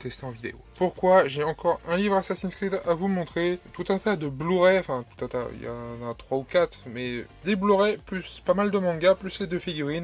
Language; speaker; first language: French; native; French